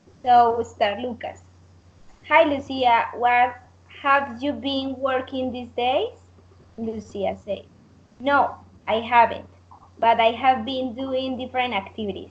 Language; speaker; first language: English; non-native, learner; Spanish